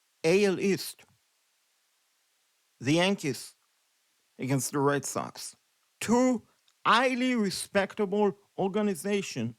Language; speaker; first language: English; non-native, fluent; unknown